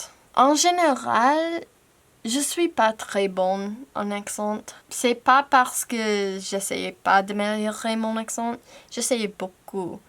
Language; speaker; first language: French; non-native, fluent; English